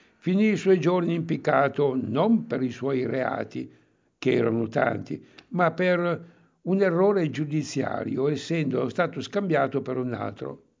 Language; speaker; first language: Italian; native; Italian